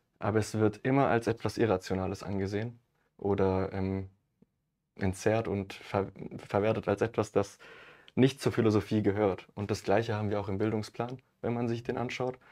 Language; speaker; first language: German; early bilingual, other home language; Italian